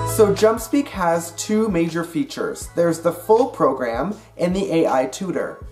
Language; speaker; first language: English; native; English